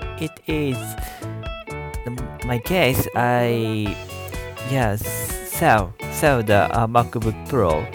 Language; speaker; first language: English; non-native, learner; Japanese